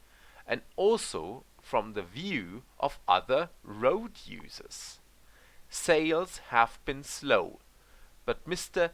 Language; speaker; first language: English; non-native, fluent; German